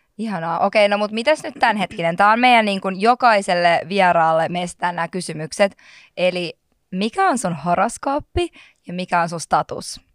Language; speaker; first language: Finnish; native; Finnish